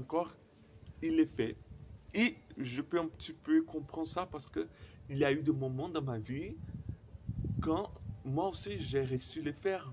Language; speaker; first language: French; non-native, fluent; Portuguese